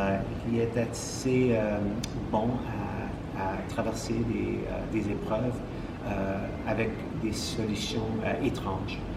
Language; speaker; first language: French; non-native, local second language; English